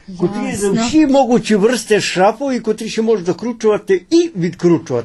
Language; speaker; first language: Ukrainian; early bilingual, heritage; Ukrainian